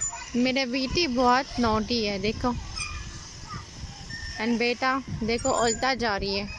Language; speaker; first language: Hindi; non-native, learner; Arabic